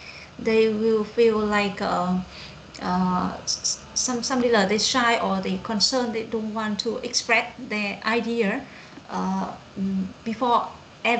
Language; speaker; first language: English; non-native, learner; Vietnamese